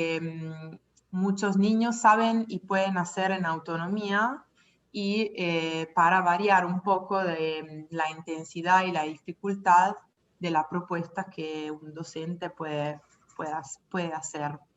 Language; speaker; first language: Spanish; non-native, fluent; Italian